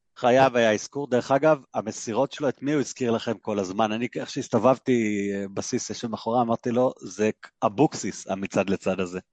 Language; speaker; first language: Hebrew; native; Hebrew